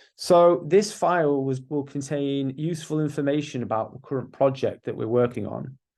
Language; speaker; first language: English; native; English